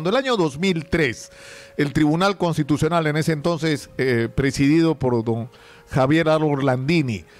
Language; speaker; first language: Spanish; native; Spanish